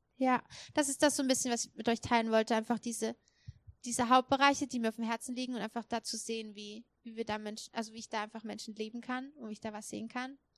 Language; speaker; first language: German; native; German